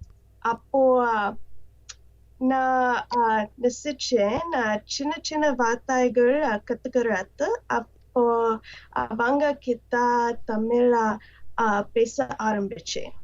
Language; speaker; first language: Tamil; non-native, learner; English